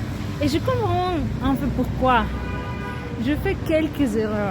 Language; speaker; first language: French; non-native, learner; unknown